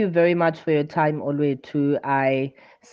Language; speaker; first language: English; non-native, local second language; Xhosa